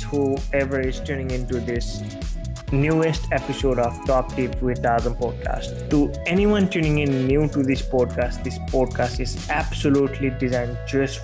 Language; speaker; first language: English; non-native, fluent; Nepali